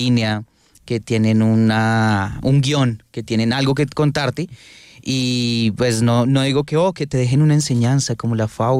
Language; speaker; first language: Spanish; native; Spanish